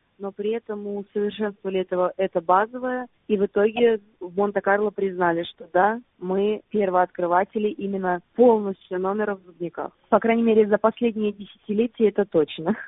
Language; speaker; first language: Russian; native; Russian